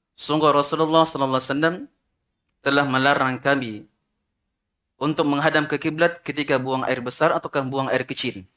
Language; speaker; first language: Malay; non-native, local second language; Sundanese